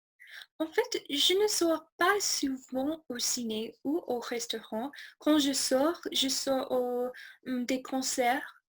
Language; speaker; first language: French; non-native, fluent; English